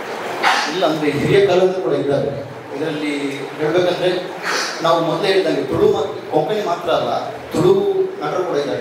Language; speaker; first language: Kannada; non-native, local second language; Konkani